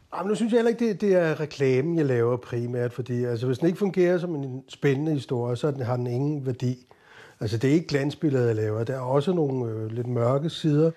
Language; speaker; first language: Danish; native; Danish